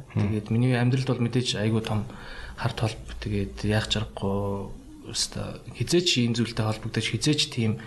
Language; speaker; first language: Mongolian; early bilingual, other home language; Russian